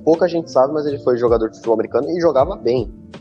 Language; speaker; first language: Portuguese; native; Portuguese